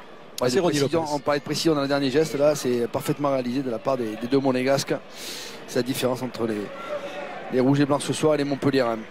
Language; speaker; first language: French; native; French